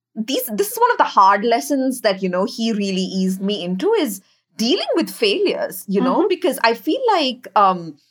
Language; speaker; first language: English; non-native, local second language; Kannada